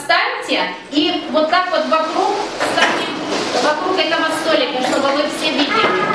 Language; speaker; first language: Russian; native; Russian